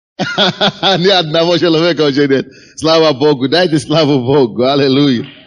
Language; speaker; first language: Russian; non-native, fluent; Yoruba